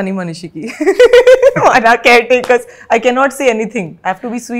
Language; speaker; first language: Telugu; non-native, learner; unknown